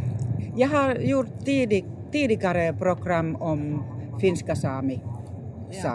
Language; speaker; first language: Swedish; non-native, learner; Finnish